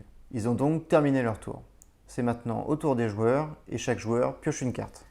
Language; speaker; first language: French; native; French